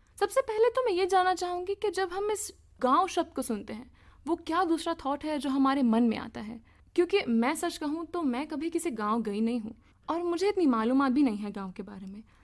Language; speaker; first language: Hindi; native; Hindi